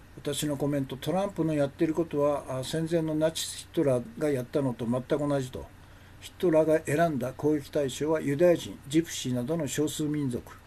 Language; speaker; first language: Japanese; native; Japanese